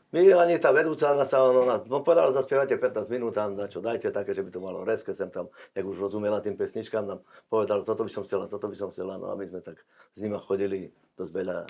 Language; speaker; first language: Slovak; non-native, local second language; Rusyn